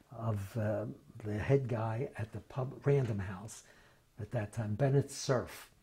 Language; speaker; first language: English; native; English